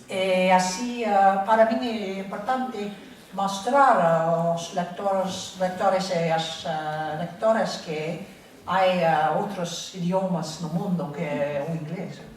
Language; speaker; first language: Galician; non-native, fluent; English